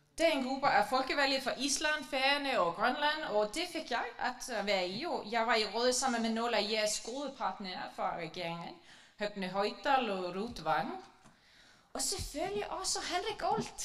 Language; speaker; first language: Danish; non-native, fluent; Icelandic